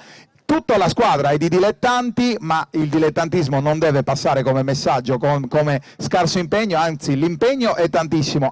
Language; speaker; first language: Italian; native; Italian